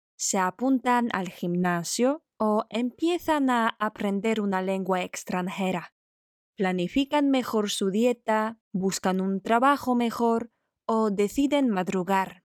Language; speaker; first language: Spanish; non-native, fluent; Polish